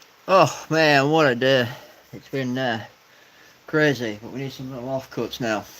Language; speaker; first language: English; native; English